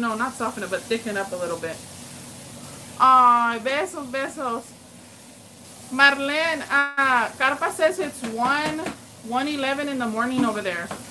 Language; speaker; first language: English; native; English